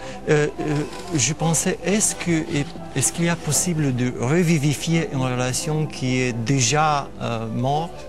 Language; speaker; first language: French; non-native, fluent; Romanian